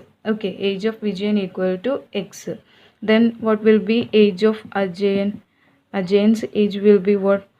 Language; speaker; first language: English; non-native, local second language; Malayalam